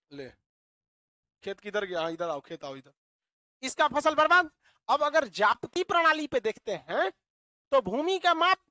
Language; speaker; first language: Hindi; native; Hindi